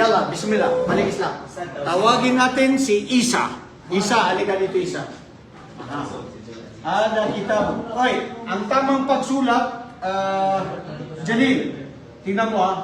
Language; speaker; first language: Filipino; non-native, local second language; Maranao